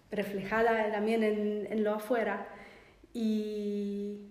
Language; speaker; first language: Spanish; non-native, fluent; Polish